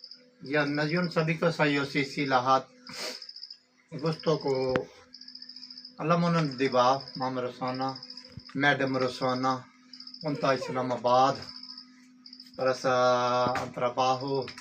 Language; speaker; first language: Filipino; non-native, learner; Punjabi